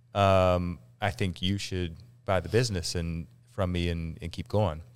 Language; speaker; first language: English; native; English